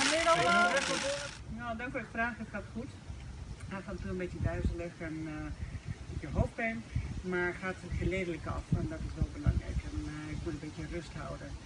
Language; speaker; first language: Dutch; non-native, fluent; Spanish